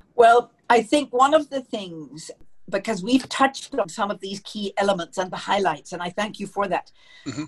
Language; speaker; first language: English; native; English